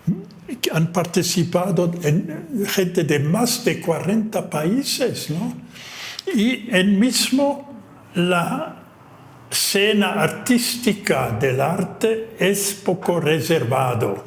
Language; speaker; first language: Spanish; non-native, fluent; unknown